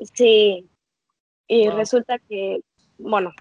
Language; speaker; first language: Spanish; native; Spanish